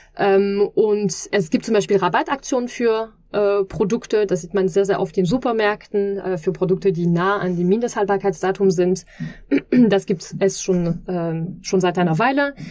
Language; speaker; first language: German; non-native, fluent; French